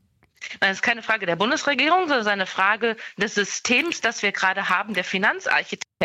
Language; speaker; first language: German; native; German